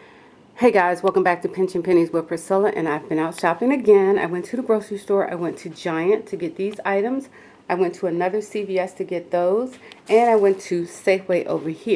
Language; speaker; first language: English; native; English